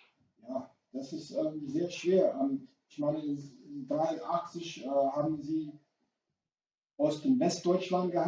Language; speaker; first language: German; non-native, fluent; English